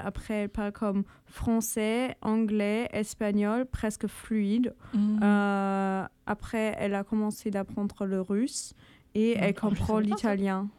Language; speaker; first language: French; non-native, fluent; German